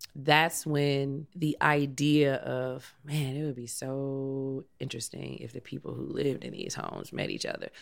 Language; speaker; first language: English; native; English